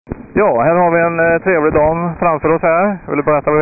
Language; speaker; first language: Swedish; native; Swedish